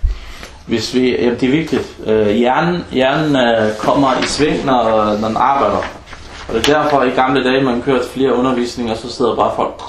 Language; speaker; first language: Danish; early bilingual, other home language; Arabic